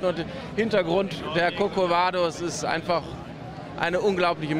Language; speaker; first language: German; native; German